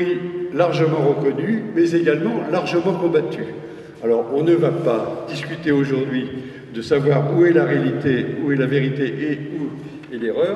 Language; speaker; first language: French; native; French